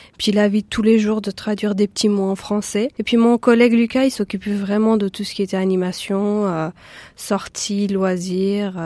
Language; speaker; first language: French; early bilingual, other home language; Persian